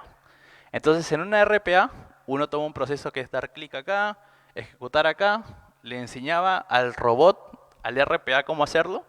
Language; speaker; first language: Spanish; native; Spanish